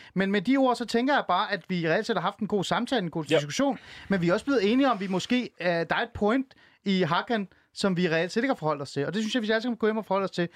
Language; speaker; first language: Danish; early bilingual, other home language; Persian